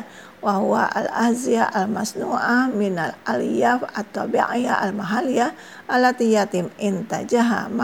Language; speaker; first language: Arabic; non-native, fluent; Indonesian